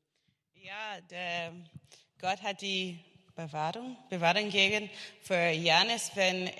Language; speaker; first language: German; non-native, learner; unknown